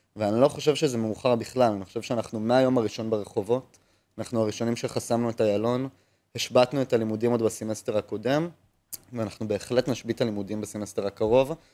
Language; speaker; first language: Hebrew; native; Hebrew